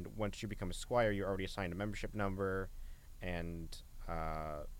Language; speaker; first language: English; native; English